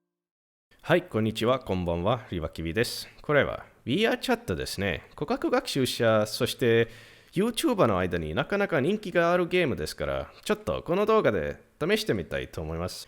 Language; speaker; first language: Japanese; non-native, learner; Estonian